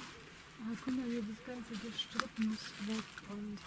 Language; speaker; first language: German; native; German